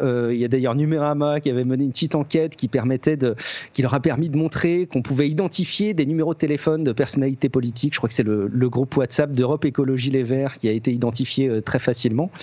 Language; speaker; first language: French; native; French